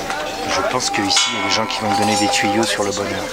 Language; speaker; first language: French; native; French